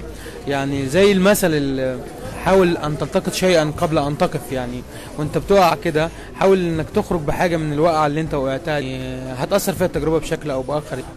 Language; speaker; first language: Arabic; native; Arabic